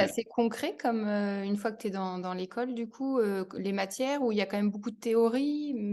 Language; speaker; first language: French; native; French